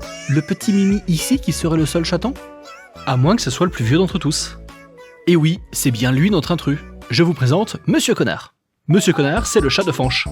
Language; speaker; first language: French; native; French